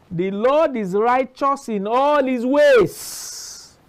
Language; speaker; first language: English; non-native, local second language; Yoruba